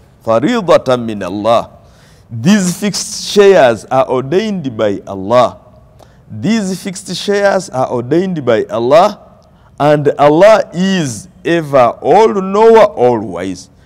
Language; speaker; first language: English; non-native, local second language; Ganda